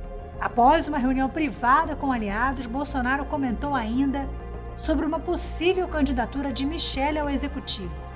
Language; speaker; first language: Portuguese; native; Portuguese